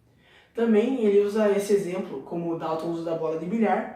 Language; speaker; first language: Portuguese; native; Portuguese